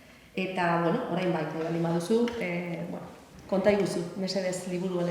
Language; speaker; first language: Basque; native; Basque